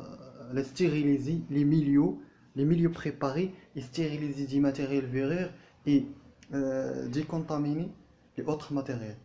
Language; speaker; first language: French; non-native, learner; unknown